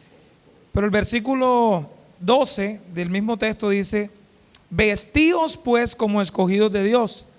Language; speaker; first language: Spanish; native; Spanish